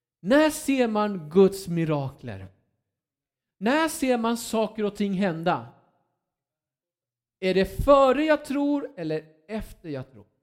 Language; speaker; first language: Swedish; non-native, fluent; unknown